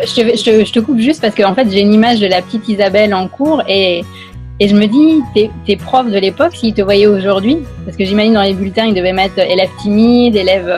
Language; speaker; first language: French; native; French